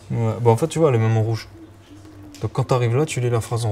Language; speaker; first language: French; native; French